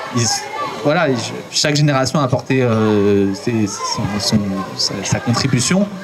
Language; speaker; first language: French; native; French